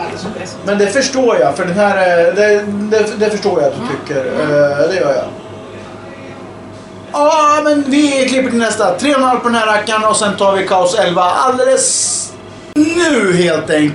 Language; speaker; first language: Swedish; native; Swedish